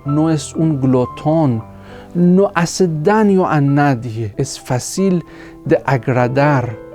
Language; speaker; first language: Spanish; non-native, fluent; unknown